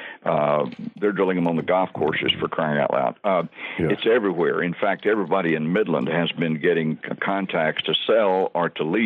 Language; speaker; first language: English; native; English